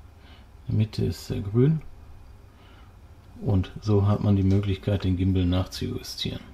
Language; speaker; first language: German; native; German